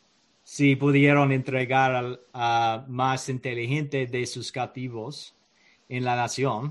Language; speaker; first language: Spanish; non-native, learner; English